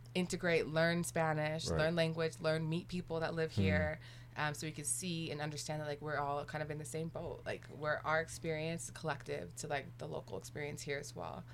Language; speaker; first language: English; native; English